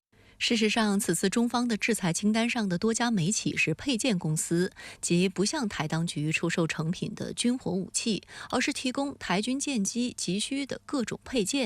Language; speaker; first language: Chinese; native; Chinese